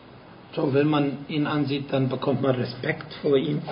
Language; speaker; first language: German; non-native, fluent; Arabic